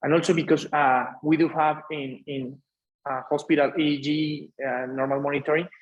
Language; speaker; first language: English; non-native, fluent; Spanish